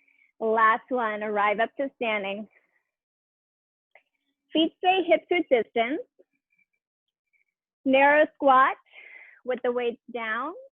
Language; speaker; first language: English; native; English